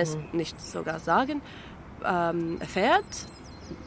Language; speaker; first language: German; non-native, fluent; English